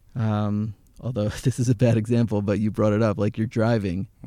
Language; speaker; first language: English; early bilingual, other home language; Hebrew